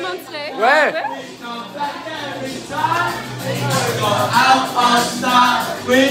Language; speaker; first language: French; non-native, learner; English